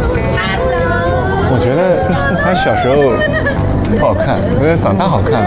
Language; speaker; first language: Chinese; native; Chinese